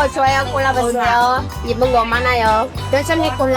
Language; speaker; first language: Korean; non-native, learner; Vietnamese